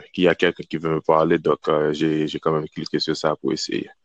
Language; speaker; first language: French; non-native, local second language; Haitian Creole